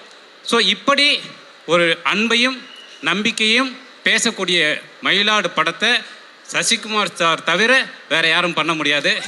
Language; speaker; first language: Tamil; native; Tamil